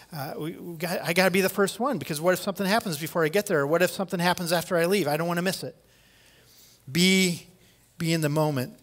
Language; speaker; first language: English; native; English